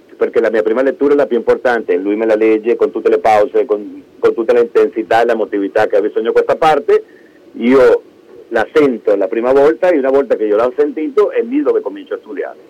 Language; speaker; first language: Italian; non-native, fluent; Spanish